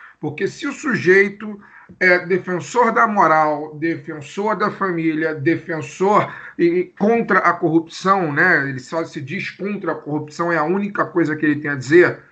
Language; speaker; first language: Portuguese; native; Portuguese